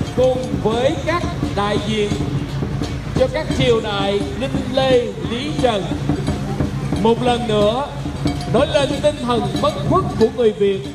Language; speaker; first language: Vietnamese; native; Vietnamese